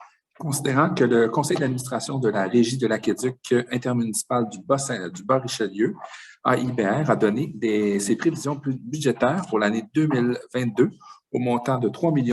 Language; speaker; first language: French; native; French